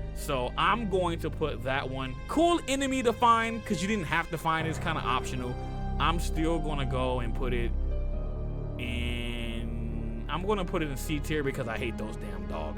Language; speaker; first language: English; native; English